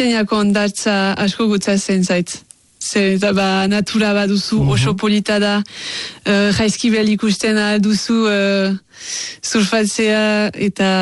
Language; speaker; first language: Basque; non-native, local second language; French